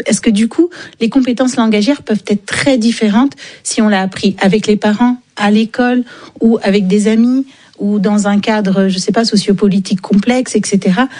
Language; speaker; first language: French; native; French